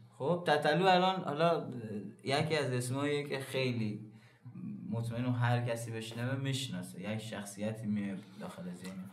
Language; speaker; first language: Persian; native; Persian